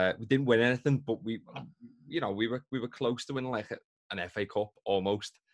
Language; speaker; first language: English; native; English